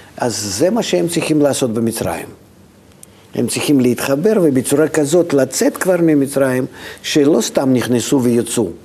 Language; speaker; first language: Hebrew; non-native, fluent; Russian